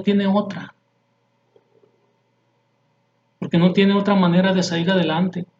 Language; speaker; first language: Spanish; native; Spanish